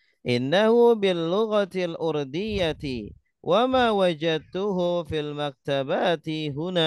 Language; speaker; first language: Arabic; non-native, fluent; Indonesian